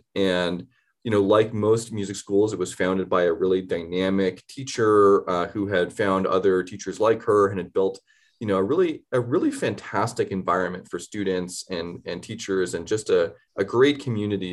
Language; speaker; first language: English; native; English